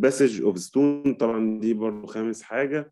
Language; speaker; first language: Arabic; native; Arabic